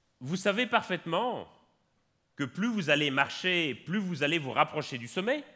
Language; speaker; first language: French; native; French